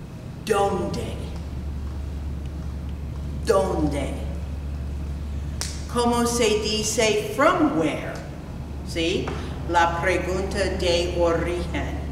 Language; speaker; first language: Spanish; non-native, fluent; English